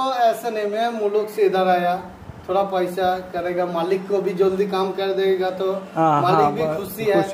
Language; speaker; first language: Hindi; non-native, local second language; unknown